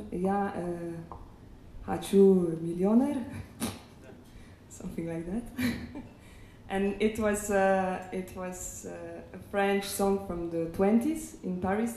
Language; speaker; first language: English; non-native, fluent; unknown